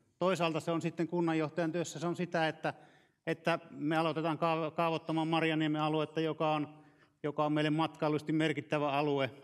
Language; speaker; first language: Finnish; native; Finnish